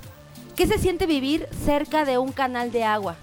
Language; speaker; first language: Spanish; native; Spanish